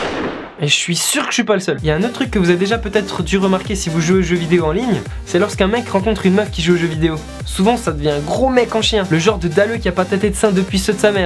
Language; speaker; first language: French; native; French